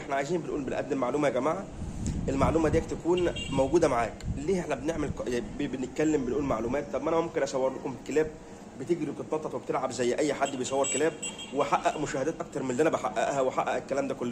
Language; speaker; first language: Arabic; native; Arabic